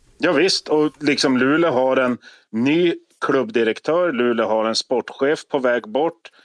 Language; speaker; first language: Swedish; native; Swedish